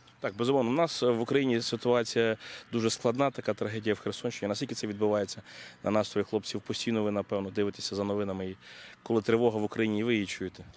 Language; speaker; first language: Ukrainian; native; Ukrainian